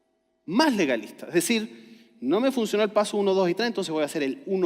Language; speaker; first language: Spanish; native; Spanish